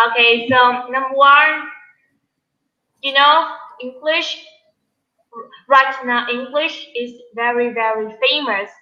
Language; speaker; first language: English; non-native, learner; Vietnamese